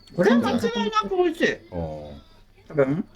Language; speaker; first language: Japanese; non-native, fluent; Korean